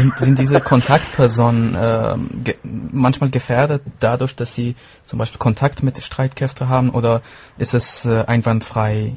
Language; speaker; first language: German; non-native, fluent; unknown